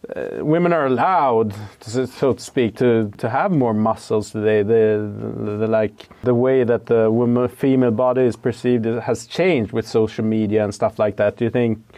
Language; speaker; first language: English; non-native, fluent; Swedish